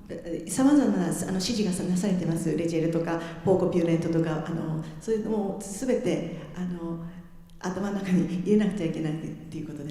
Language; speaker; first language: Japanese; native; Japanese